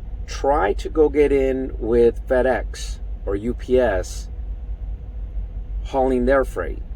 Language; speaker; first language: English; native; English